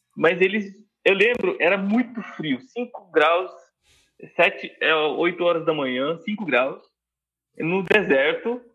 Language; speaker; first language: Portuguese; non-native, fluent; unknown